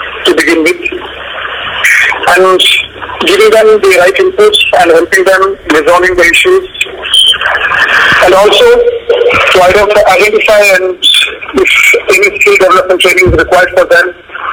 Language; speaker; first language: English; non-native, local second language; Tamil